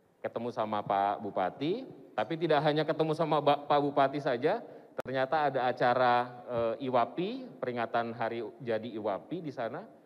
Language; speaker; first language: Indonesian; native; Indonesian